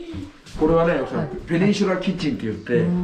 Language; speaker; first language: Japanese; native; Japanese